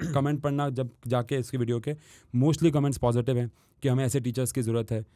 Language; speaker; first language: Hindi; native; Hindi